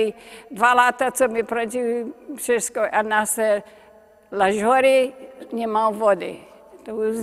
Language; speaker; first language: Polish; early bilingual, heritage; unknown